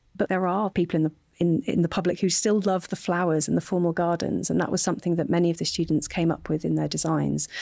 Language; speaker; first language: English; native; English